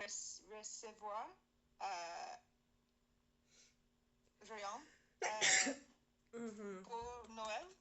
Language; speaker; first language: French; non-native, learner; English